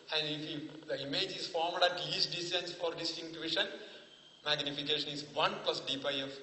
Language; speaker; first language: English; non-native, local second language; Malayalam